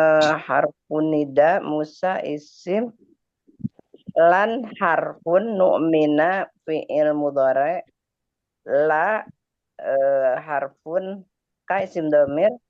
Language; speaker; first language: Arabic; non-native, learner; Indonesian